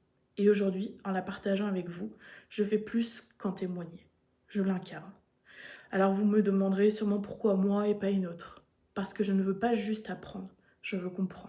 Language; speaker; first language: French; native; French